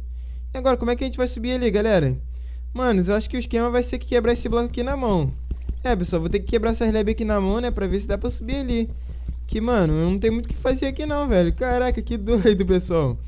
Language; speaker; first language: Portuguese; native; Portuguese